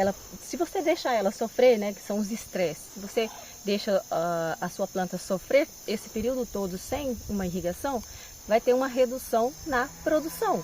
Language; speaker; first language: Portuguese; native; Portuguese